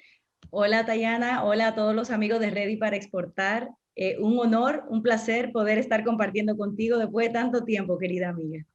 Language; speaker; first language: Spanish; native; Spanish